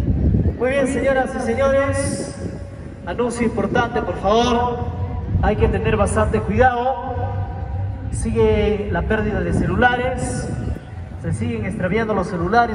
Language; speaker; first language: Spanish; native; Spanish